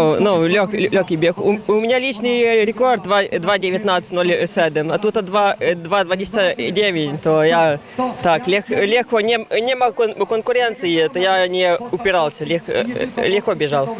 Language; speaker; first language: Polish; early bilingual, heritage; Russian